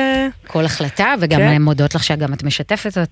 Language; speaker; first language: Hebrew; native; Hebrew